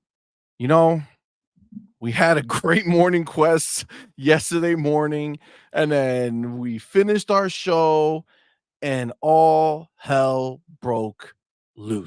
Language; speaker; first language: English; native; English